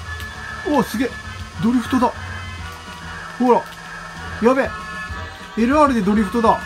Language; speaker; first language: Japanese; native; Japanese